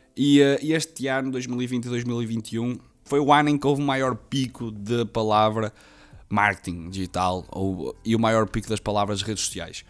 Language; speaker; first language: Portuguese; native; Portuguese